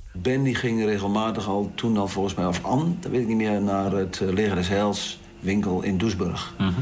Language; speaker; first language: Dutch; native; Dutch